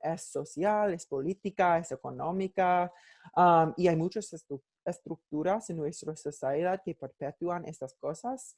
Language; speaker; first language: Spanish; non-native, learner; English